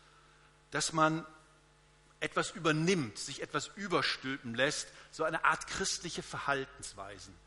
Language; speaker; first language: German; native; German